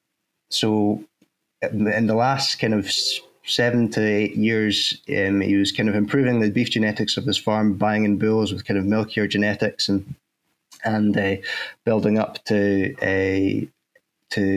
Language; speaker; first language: English; native; English